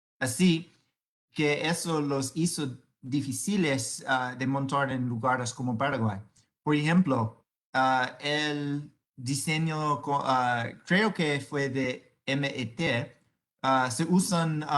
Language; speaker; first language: Spanish; non-native, fluent; English